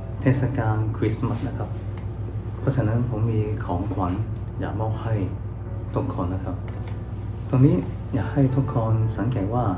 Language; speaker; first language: Thai; non-native, fluent; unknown